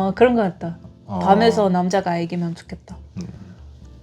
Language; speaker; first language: Korean; non-native, fluent; Russian